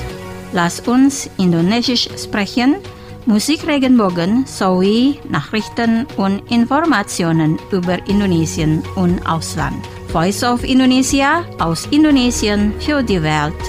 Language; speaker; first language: German; non-native, fluent; Indonesian